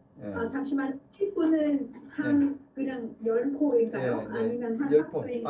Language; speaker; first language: Korean; non-native, fluent; Vietnamese